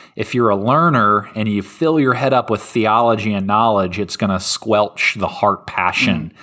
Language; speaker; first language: English; native; English